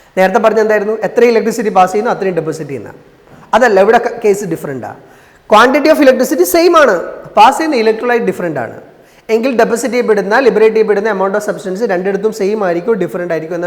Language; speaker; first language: Malayalam; native; Malayalam